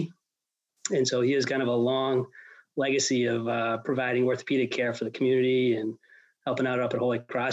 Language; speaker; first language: English; native; English